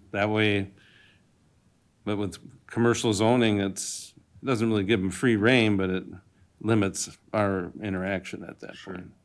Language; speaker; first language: English; native; English